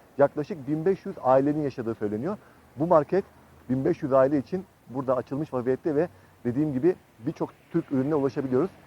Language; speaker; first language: Turkish; native; Turkish